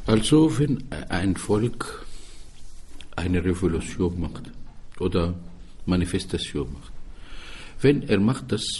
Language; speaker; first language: German; non-native, fluent; Arabic